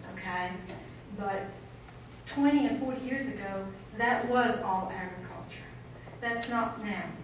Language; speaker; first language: English; native; English